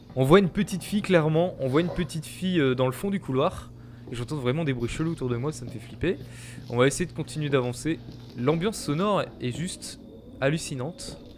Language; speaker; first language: French; native; French